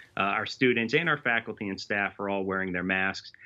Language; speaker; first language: English; native; English